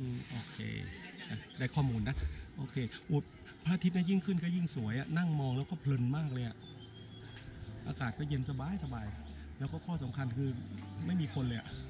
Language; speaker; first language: Thai; native; Thai